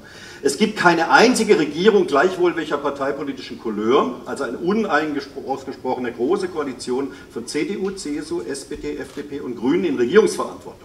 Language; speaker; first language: German; native; German